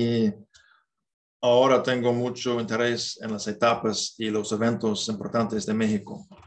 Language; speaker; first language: Spanish; non-native, fluent; English